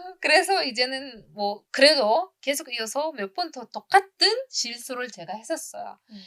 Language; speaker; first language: Korean; non-native, fluent; Uzbek